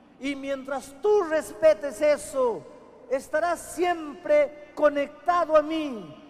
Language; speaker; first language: Spanish; native; Spanish